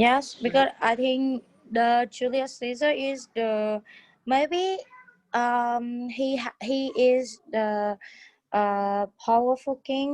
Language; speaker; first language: English; non-native, learner; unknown